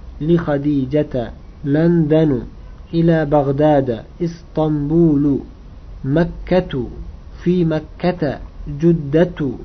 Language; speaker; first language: Arabic; non-native, fluent; Uzbek